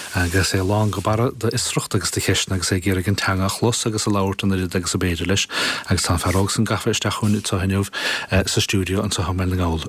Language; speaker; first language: Irish; native; Irish